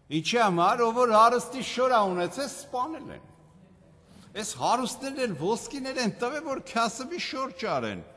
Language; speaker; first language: Armenian; native; Armenian